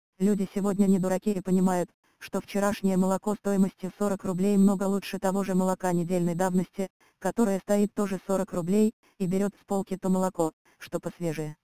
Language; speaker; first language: Russian; native; Russian